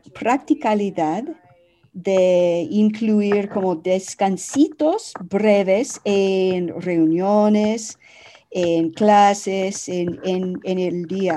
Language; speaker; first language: Spanish; non-native, fluent; English